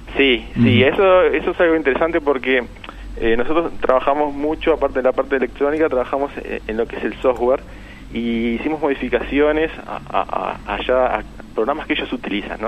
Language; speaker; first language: Spanish; native; Spanish